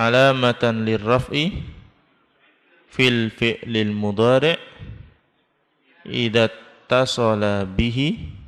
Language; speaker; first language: Arabic; non-native, fluent; Indonesian